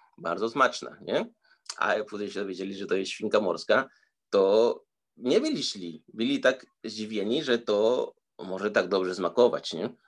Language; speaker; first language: Polish; early bilingual, heritage; Spanish